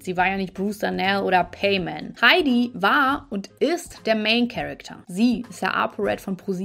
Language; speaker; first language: German; native; German